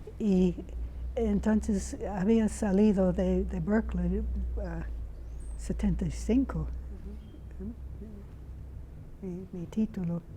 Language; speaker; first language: Spanish; non-native, fluent; English